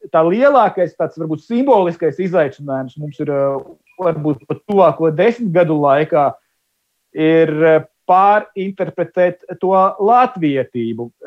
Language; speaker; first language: Latvian; native; Latvian